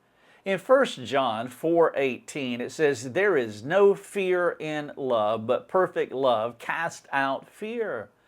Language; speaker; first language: English; native; English